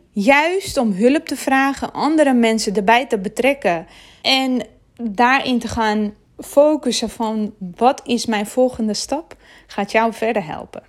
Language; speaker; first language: Dutch; non-native, fluent; Armenian